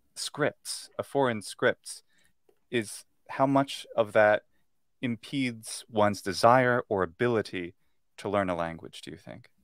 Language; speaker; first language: English; native; English